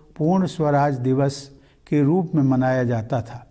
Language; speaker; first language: Hindi; native; Hindi